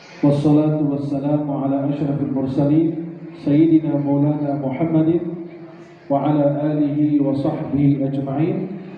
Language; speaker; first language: Indonesian; non-native, fluent; Arabic